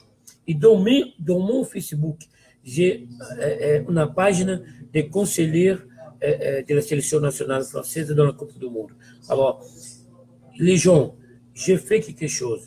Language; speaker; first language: French; non-native, fluent; Portuguese